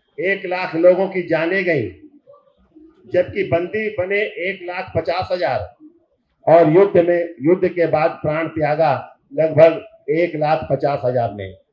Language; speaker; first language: Hindi; native; Hindi